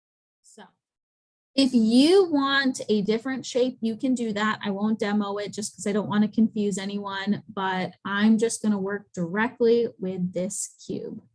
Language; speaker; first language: English; native; English